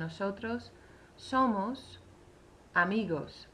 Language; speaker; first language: Spanish; non-native, fluent; English